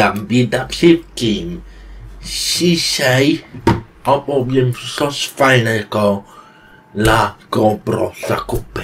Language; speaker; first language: Polish; non-native, learner; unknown